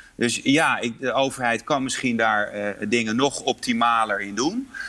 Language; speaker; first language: Dutch; early bilingual, other home language; Polish